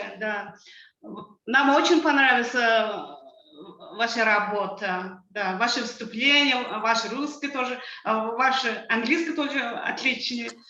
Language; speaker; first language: Russian; non-native, fluent; Mongolian